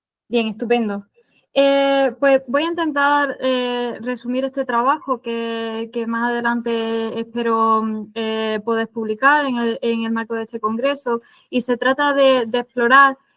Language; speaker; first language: Spanish; native; Spanish